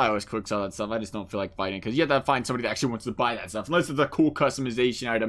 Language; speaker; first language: English; native; English